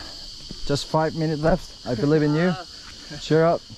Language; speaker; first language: English; non-native, learner; Korean